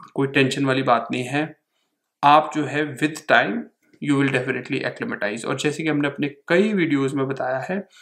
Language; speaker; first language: Hindi; native; Hindi